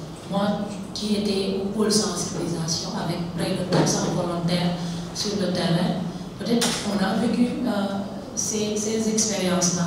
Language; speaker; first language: French; non-native, local second language; Wolof